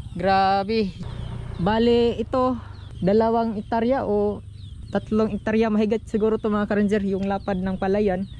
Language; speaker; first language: Filipino; non-native, local second language; Iloko